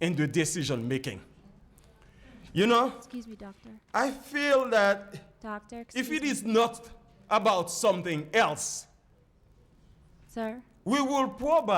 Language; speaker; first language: English; non-native, fluent; Haitian Creole